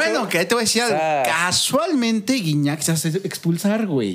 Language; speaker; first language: Spanish; native; Spanish